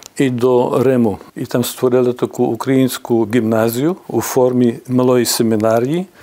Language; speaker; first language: Ukrainian; early bilingual, heritage; Ukrainian